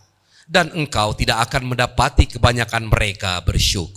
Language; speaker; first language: Indonesian; native; Indonesian